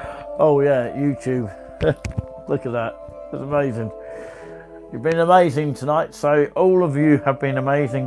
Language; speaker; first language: English; native; English